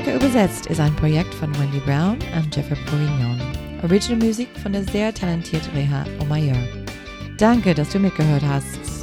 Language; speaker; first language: German; non-native, learner; English